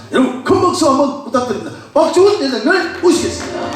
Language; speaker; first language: Korean; native; Korean